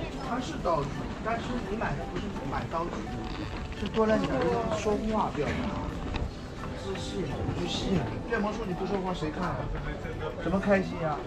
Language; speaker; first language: Chinese; native; Chinese